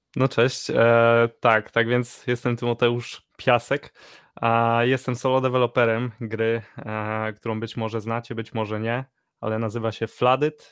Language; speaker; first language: Polish; native; Polish